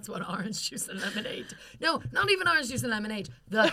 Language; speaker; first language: English; native; English